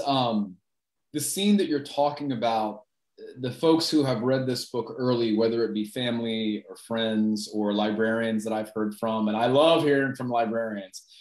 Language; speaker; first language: English; native; English